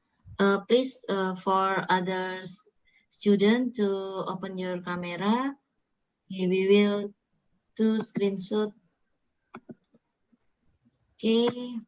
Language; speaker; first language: English; non-native, learner; Indonesian